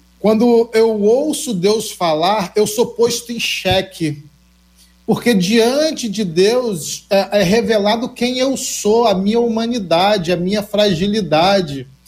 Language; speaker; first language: Portuguese; native; Portuguese